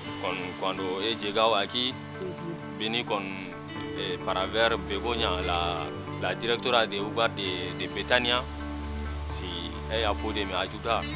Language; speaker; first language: Spanish; non-native, learner; Bambara